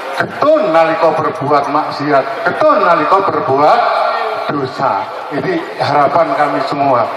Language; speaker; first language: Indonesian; non-native, local second language; Javanese